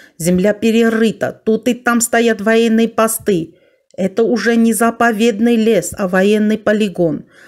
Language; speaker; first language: Russian; non-native, fluent; Armenian